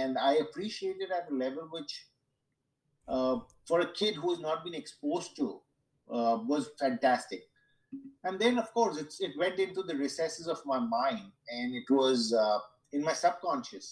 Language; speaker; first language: English; non-native, local second language; Sindhi